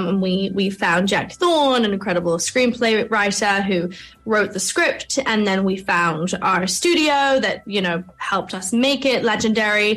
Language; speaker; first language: English; native; English